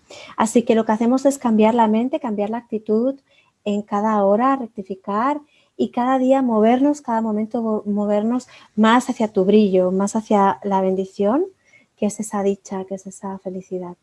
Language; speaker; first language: Spanish; native; Spanish